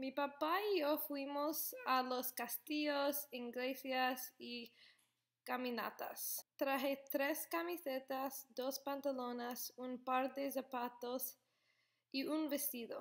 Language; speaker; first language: Spanish; non-native, learner; English